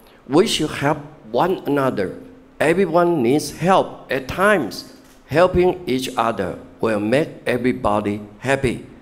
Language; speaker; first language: English; non-native, fluent; Chinese